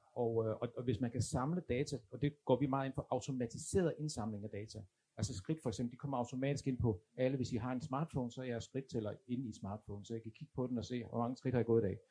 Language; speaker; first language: Danish; native; Danish